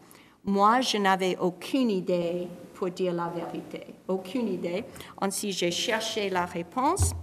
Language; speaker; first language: French; non-native, fluent; English